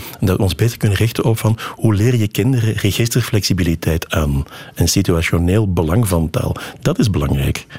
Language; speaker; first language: Dutch; native; Dutch